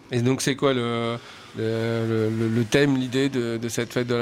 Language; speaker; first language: French; native; French